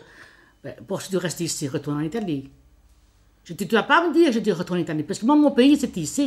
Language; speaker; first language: French; early bilingual, other home language; Italian